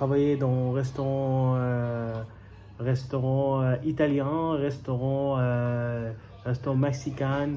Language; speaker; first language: French; non-native, learner; Bangla